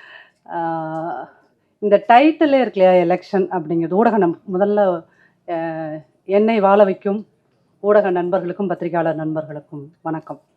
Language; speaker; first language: Tamil; native; Tamil